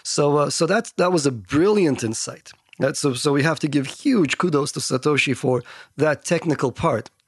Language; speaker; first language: English; non-native, fluent; Turkish